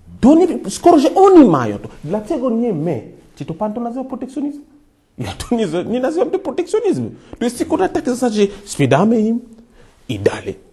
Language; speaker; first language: Polish; non-native, fluent; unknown